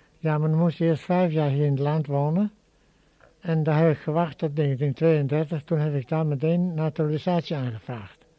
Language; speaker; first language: Dutch; early bilingual, other home language; German